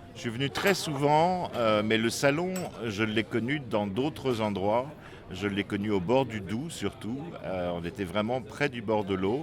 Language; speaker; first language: French; native; French